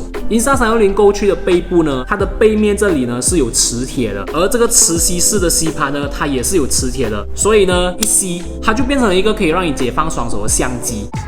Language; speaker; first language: Chinese; native; Chinese